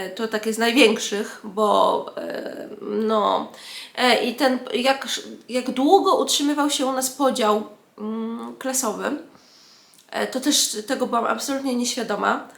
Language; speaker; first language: Polish; native; Polish